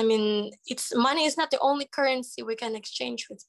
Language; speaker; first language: English; non-native, local second language; Iloko